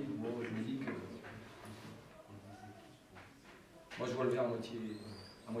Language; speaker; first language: French; native; French